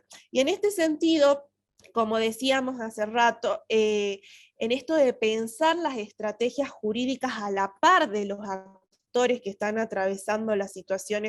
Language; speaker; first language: Spanish; native; Spanish